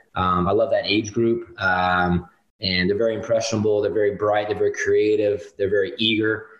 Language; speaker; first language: English; native; English